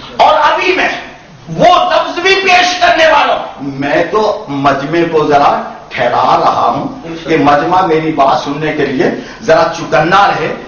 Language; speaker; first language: Urdu; native; Urdu